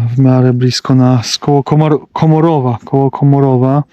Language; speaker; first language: Polish; native; Polish